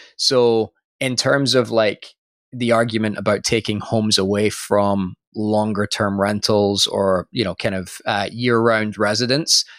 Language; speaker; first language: English; native; English